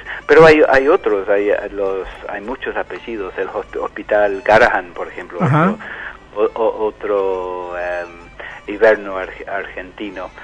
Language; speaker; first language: Spanish; non-native, fluent; English